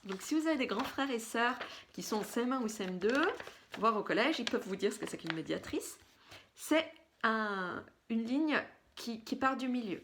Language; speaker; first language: French; native; French